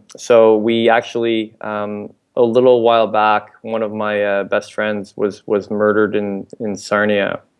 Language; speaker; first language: English; native; English